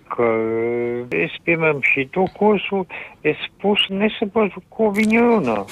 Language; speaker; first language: Latvian; non-native, local second language; Russian